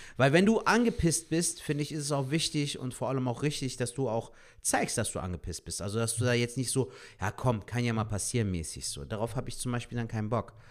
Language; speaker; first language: German; native; German